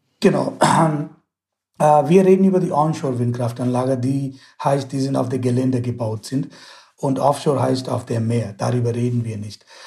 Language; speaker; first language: German; non-native, fluent; Hindi